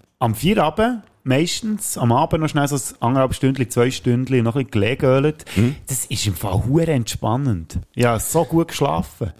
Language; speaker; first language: German; native; German